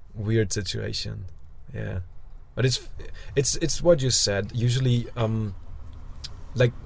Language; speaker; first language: English; non-native, fluent; German